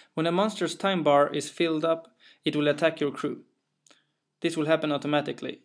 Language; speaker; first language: English; non-native, fluent; Swedish